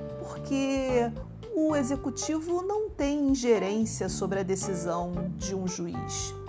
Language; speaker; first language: Portuguese; native; Portuguese